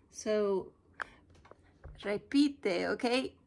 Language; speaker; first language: Spanish; non-native, fluent; English